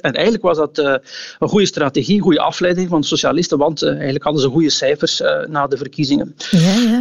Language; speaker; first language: Dutch; native; Dutch